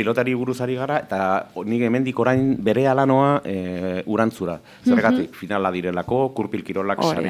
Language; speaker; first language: Basque; native; Basque